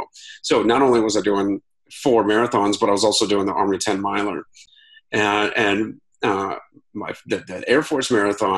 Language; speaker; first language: English; native; English